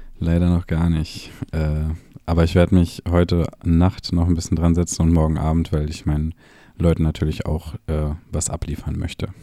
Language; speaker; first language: German; native; German